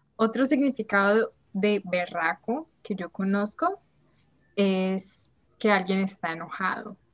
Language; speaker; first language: Spanish; native; Spanish